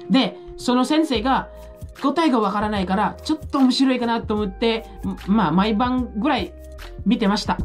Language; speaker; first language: Japanese; non-native, fluent; Filipino